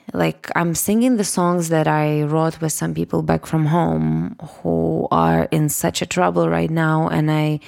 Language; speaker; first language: English; non-native, fluent; Russian